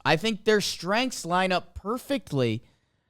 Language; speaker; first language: English; native; English